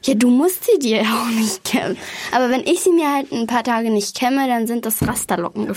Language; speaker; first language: German; native; German